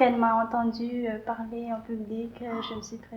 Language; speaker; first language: French; non-native, local second language; Malagasy